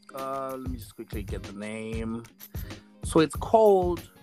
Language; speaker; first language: English; non-native, local second language; Shona